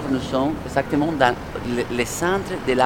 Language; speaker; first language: French; non-native, fluent; Spanish